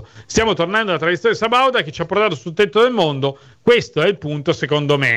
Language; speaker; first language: Italian; native; Italian